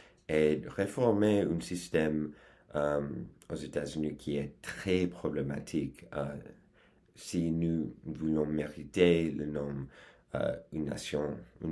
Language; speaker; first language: French; non-native, learner; English